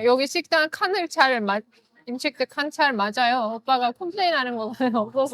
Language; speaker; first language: Korean; non-native, learner; Azerbaijani